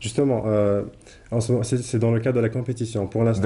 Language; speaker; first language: French; non-native, local second language; Arabic